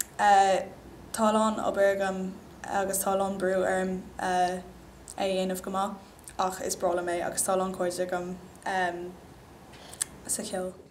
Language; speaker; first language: Irish; non-native, local second language; English